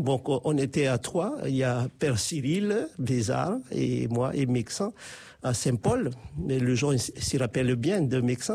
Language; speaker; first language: French; non-native, fluent; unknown